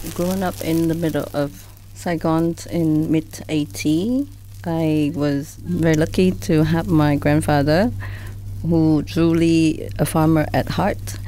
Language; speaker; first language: English; non-native, fluent; Vietnamese